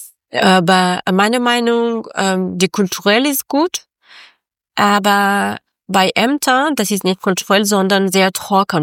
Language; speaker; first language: German; non-native, learner; Persian